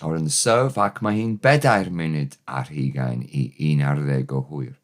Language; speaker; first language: Welsh; non-native, learner; English